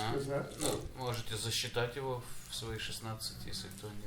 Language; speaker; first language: Russian; native; Russian